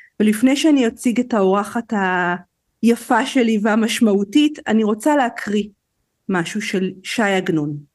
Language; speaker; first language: Hebrew; native; Hebrew